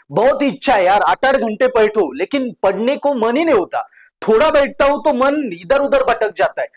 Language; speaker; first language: Hindi; non-native, local second language; Marathi